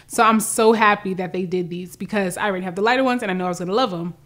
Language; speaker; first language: English; native; English